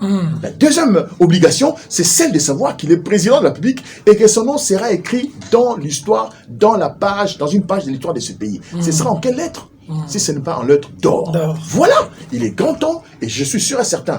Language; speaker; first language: French; non-native, local second language; Lingala